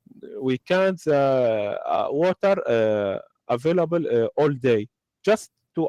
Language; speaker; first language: English; non-native, learner; Arabic